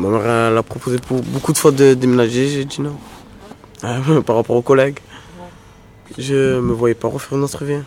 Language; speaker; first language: French; native; French